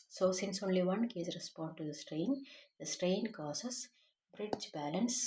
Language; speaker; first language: English; non-native, local second language; Malayalam